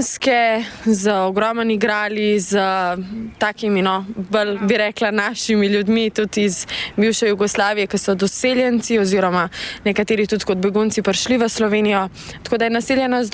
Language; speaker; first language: Slovenian; native; Slovenian